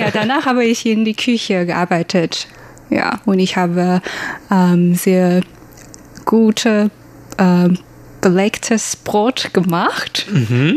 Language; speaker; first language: German; non-native, learner; Chinese